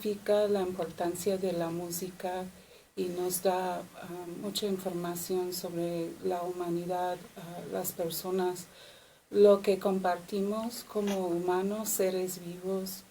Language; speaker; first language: Spanish; non-native, fluent; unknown